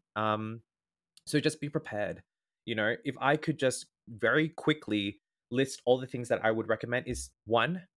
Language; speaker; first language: English; native; English